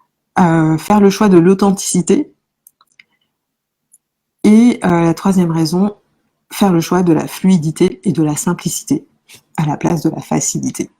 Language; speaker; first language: French; native; French